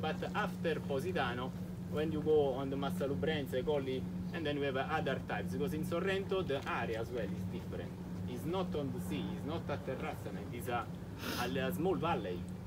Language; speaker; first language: English; non-native, learner; Italian